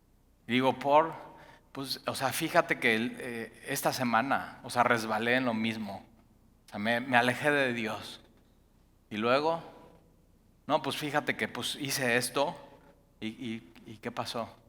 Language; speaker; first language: Spanish; native; Spanish